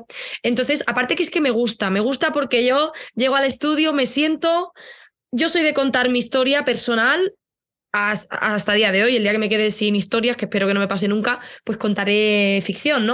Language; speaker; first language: Spanish; native; Spanish